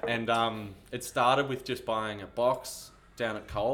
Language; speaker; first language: English; native; English